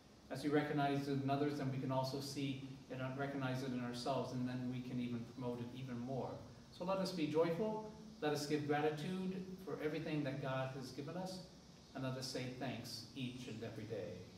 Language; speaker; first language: English; native; English